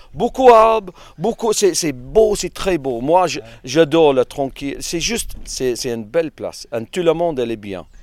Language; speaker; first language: French; non-native, learner; English